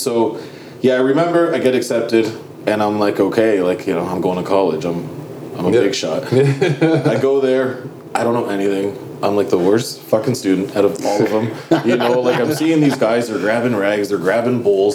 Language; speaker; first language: English; native; English